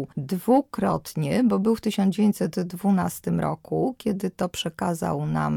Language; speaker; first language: Polish; native; Polish